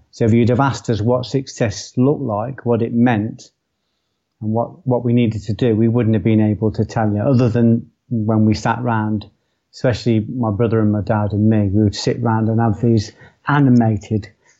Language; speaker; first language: English; native; English